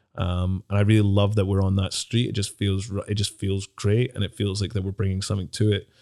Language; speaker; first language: English; native; English